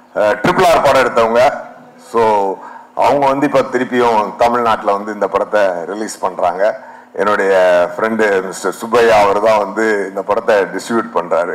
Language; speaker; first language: Tamil; native; Tamil